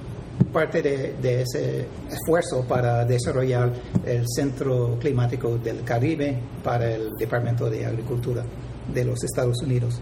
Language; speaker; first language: Spanish; non-native, fluent; English